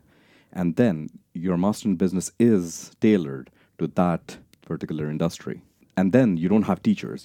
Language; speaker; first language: English; non-native, local second language; Punjabi